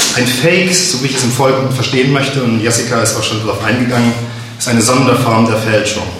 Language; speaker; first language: German; native; German